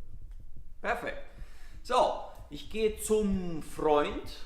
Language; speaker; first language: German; non-native, fluent; Italian